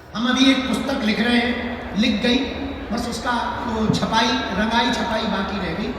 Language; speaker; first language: Hindi; native; Hindi